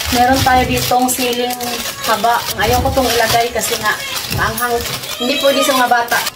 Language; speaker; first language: Filipino; non-native, local second language; Cebuano